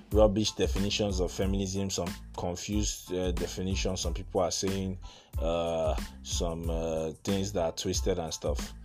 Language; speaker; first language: English; non-native, local second language; Igbo